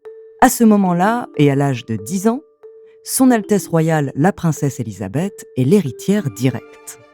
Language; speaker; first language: French; native; French